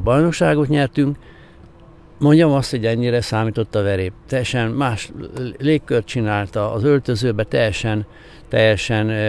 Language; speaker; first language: Hungarian; native; Hungarian